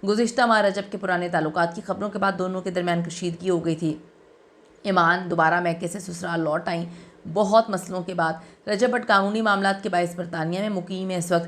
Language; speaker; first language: Urdu; native; Urdu